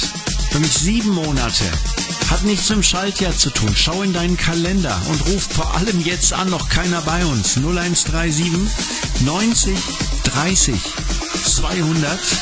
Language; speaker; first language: German; native; German